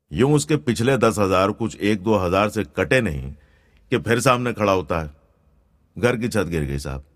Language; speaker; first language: Hindi; non-native, local second language; Gujarati